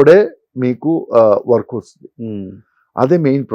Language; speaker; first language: Telugu; non-native, learner; Malayalam